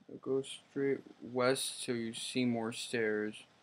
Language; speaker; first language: English; native; English